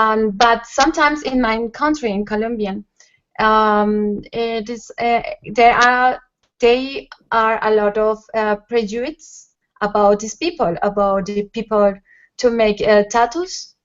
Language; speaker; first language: English; non-native, learner; Spanish